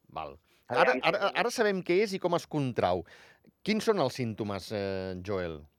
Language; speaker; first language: Catalan; native; Catalan